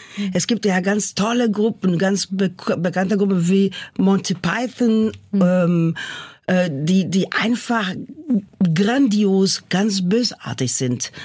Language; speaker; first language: German; non-native, fluent; Portuguese